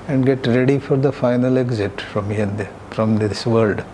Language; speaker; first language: English; non-native, local second language; Marathi